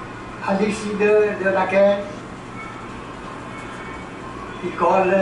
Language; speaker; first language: French; non-native, learner; Chinese